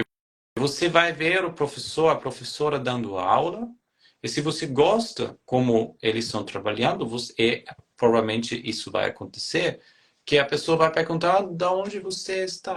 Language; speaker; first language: Portuguese; non-native, fluent; German